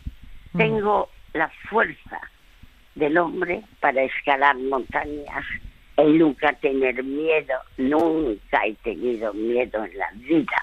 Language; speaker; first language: Spanish; early bilingual, other home language; French